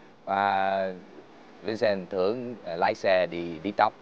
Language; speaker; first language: Vietnamese; non-native, learner; Dutch